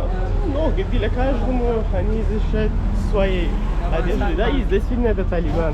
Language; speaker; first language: Russian; non-native, learner; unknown